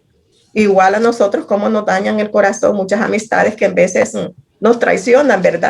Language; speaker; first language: Spanish; native; Spanish